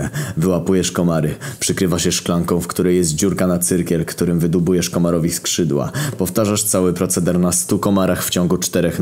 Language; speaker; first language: Polish; native; Polish